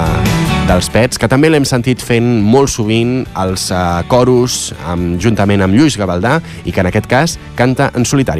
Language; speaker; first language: Catalan; native; Catalan